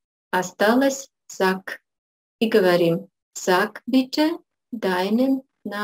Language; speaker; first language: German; non-native, fluent; Russian